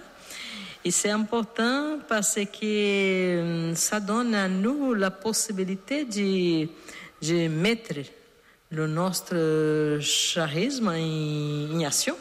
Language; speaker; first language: French; non-native, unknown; Portuguese